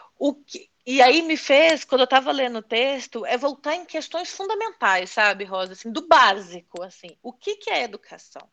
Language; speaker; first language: Portuguese; native; Portuguese